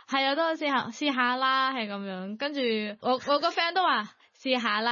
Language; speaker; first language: Cantonese; non-native, fluent; Thai